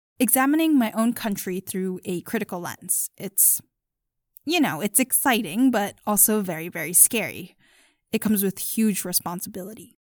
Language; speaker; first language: English; early bilingual, other home language; Japanese